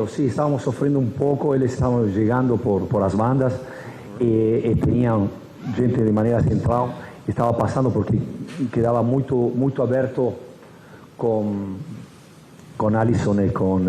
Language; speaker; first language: Portuguese; non-native, fluent; Spanish